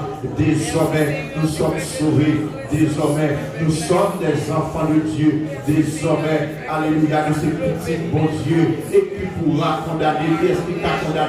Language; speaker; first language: French; non-native, local second language; Haitian Creole